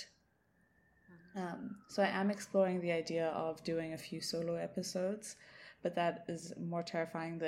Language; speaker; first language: English; non-native, local second language; Tswana